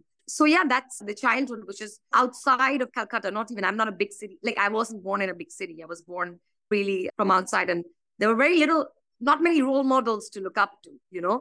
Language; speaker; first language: English; non-native, local second language; Bangla